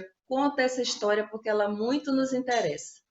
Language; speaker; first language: Portuguese; native; Portuguese